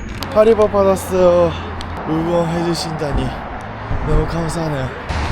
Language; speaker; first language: Korean; non-native, fluent; Japanese